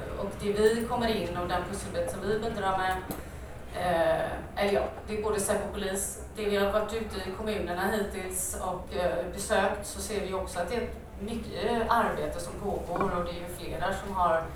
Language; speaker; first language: Swedish; native; Swedish